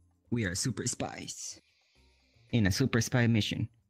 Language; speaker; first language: English; non-native, learner; Spanish